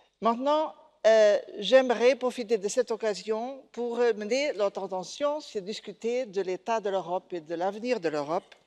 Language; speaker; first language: French; non-native, fluent; Portuguese